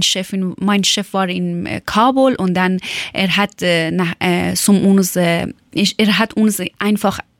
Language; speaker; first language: German; non-native, learner; Persian